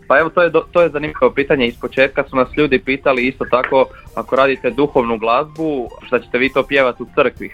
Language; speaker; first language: Croatian; native; Croatian